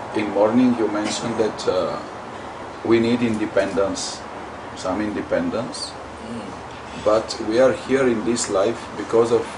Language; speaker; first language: English; non-native, fluent; Bulgarian